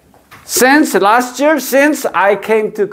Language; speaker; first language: English; non-native, fluent; Korean